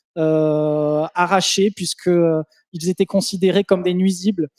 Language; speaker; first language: French; native; French